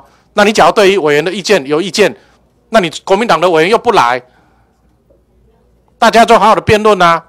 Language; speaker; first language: Chinese; native; Chinese